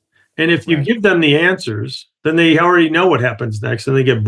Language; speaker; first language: English; native; English